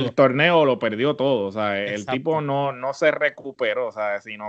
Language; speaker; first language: Spanish; native; Spanish